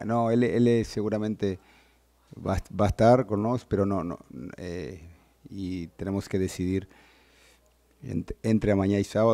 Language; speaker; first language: Portuguese; non-native, learner; Spanish